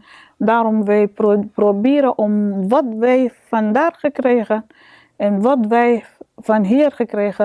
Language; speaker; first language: Dutch; non-native, learner; Arabic